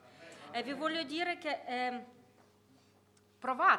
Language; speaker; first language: Italian; non-native, learner; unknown